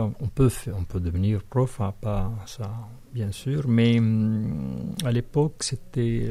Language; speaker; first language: French; non-native, fluent; Arabic